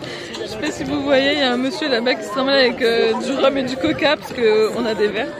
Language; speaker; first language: French; native; French